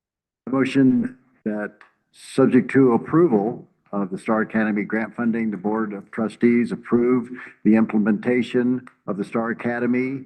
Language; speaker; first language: English; native; English